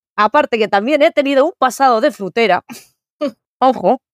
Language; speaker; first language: Spanish; early bilingual, other home language; Arabic